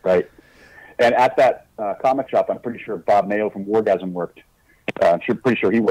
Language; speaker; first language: English; native; English